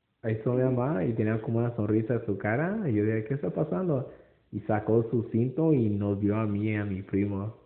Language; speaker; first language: Spanish; early bilingual, heritage; Spanish